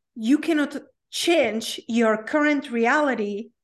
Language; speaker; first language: English; non-native, fluent; Czech